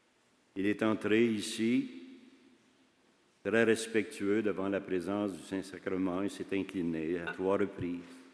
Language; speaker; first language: French; native; French